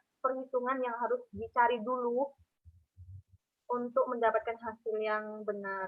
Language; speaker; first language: Indonesian; native; Indonesian